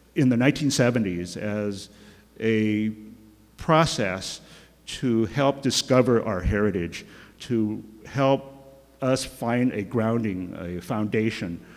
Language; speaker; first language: English; native; English